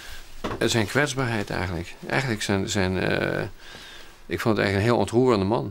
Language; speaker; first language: Dutch; native; Dutch